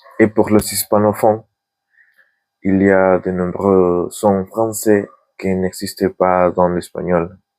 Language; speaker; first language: French; non-native, learner; Spanish